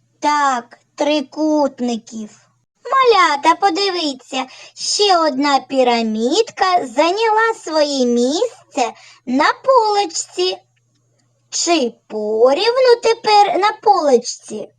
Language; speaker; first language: Ukrainian; native; Ukrainian